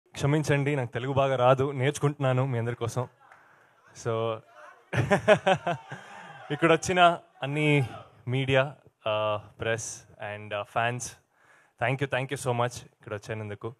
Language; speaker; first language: Telugu; non-native, learner; Kannada